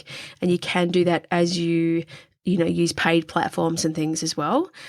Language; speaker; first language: English; native; English